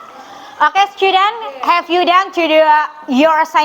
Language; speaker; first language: English; non-native, fluent; Indonesian